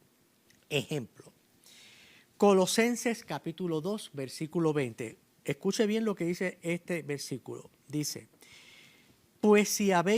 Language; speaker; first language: Spanish; native; Spanish